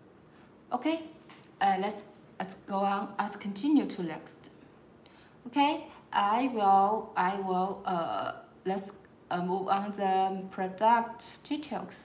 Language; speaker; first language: English; non-native, learner; Chinese